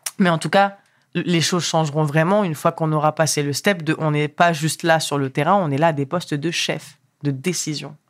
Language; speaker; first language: French; early bilingual, other home language; Arabic